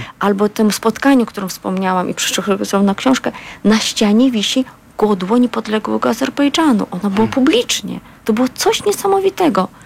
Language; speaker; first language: Polish; non-native, fluent; Azerbaijani